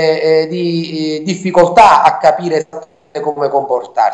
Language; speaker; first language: Italian; native; Italian